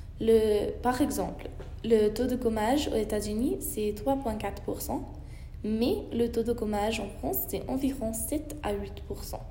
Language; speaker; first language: French; non-native, learner; English